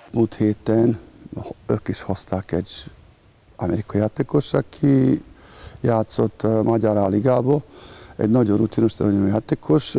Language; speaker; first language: Hungarian; non-native, learner; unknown